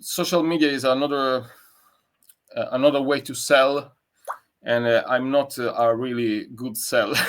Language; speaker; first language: English; non-native, learner; Italian